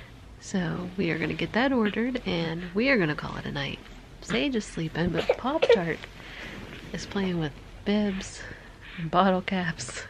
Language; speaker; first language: English; native; English